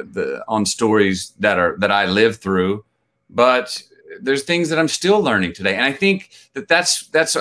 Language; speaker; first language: English; native; English